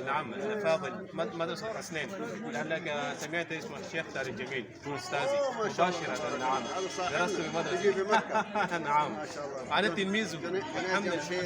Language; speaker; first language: Arabic; non-native, fluent; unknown